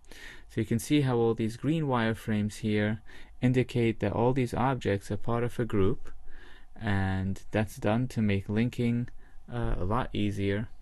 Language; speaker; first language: English; native; English